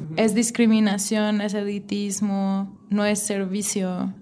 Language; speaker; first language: Spanish; non-native, fluent; English